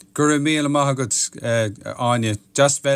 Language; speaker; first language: Irish; non-native, local second language; English